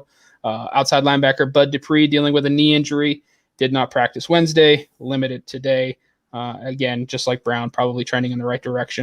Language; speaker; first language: English; native; English